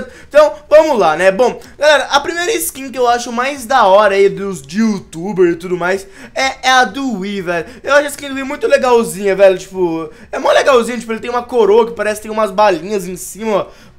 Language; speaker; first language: Portuguese; native; Portuguese